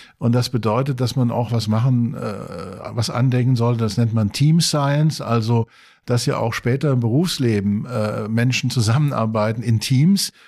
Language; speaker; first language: German; native; German